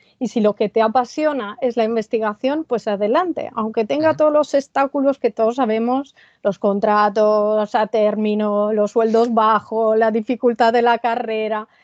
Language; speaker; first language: Spanish; non-native, fluent; Italian